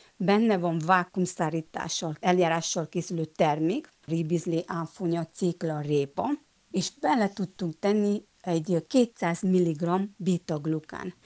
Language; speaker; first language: Hungarian; non-native, local second language; Romanian